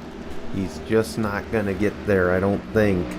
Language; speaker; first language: English; native; English